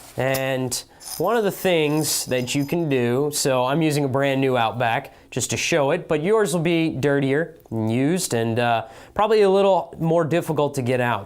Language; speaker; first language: English; native; English